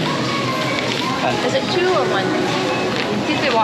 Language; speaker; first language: English; non-native, learner; Lao